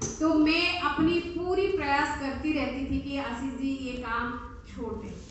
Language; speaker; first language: Hindi; non-native, local second language; Odia